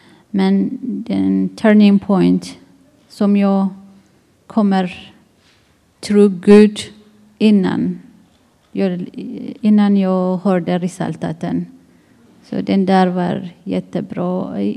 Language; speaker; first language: Swedish; non-native, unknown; Tigrinya